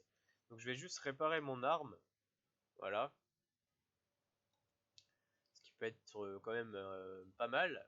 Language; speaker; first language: French; native; French